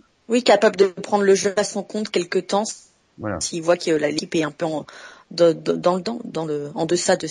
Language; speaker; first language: French; native; French